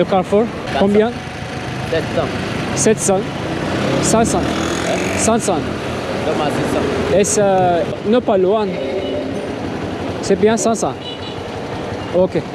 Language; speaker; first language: French; non-native, learner; Turkish